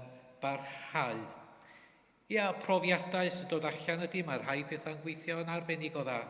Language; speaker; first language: Welsh; native; Welsh